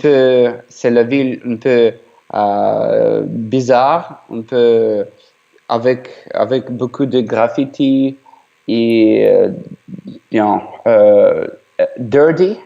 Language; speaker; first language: French; non-native, learner; Ukrainian